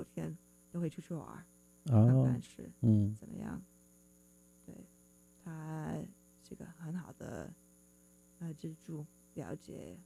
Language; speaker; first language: Chinese; non-native, fluent; English